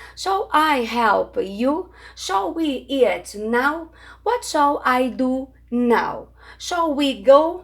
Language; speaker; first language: English; non-native, fluent; Portuguese